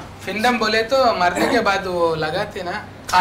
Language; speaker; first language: Hindi; non-native, local second language; Telugu